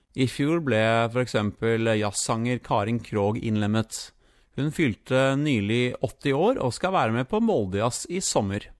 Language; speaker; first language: Norwegian; native; Norwegian